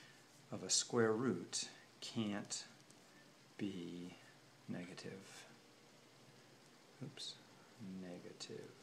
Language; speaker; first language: English; native; English